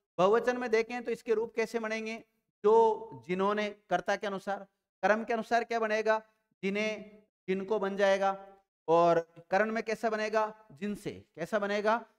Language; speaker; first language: Hindi; native; Hindi